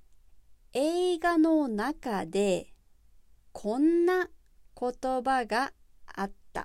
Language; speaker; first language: Japanese; native; Japanese